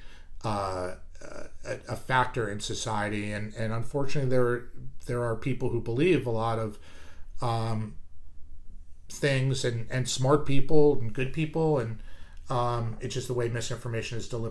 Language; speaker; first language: English; native; English